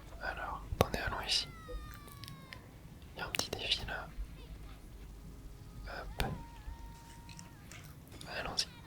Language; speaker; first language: French; native; French